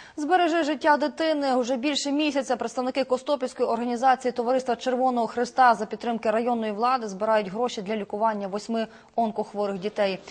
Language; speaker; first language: Ukrainian; native; Ukrainian